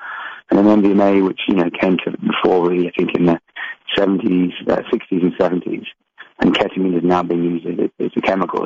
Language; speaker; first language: English; native; English